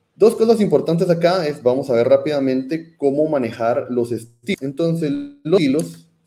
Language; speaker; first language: Spanish; native; Spanish